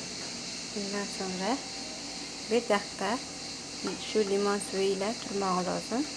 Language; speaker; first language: Turkish; non-native, learner; Uzbek